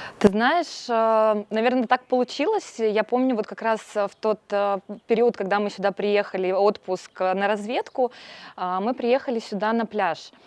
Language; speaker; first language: Russian; native; Russian